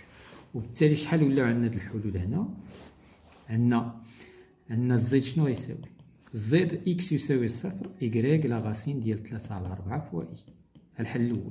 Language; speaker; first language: Arabic; native; Arabic